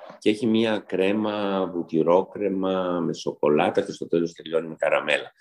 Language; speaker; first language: Greek; early bilingual, heritage; Greek